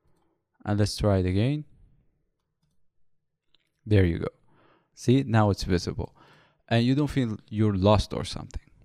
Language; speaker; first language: English; non-native, fluent; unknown